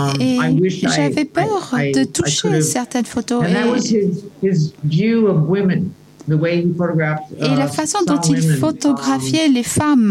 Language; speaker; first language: French; non-native, learner; English